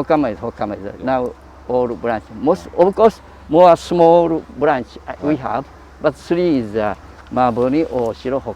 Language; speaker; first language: English; non-native, learner; Japanese